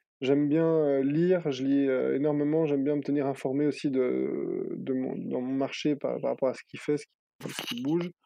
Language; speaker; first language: French; native; French